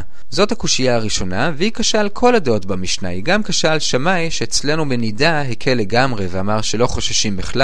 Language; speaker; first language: Hebrew; native; Hebrew